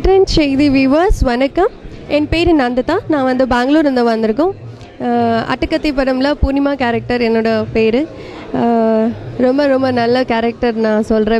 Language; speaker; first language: Tamil; non-native, local second language; Kannada